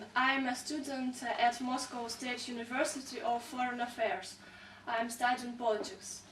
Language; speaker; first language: English; non-native, fluent; Russian